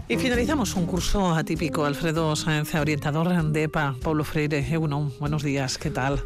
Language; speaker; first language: Spanish; native; Spanish